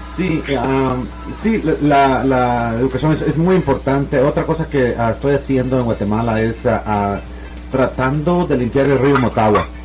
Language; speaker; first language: Spanish; native; Spanish